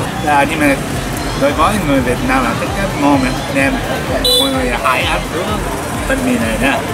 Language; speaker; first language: Vietnamese; non-native, learner; Japanese